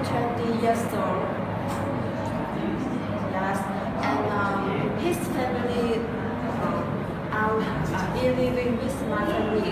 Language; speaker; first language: English; non-native, learner; Vietnamese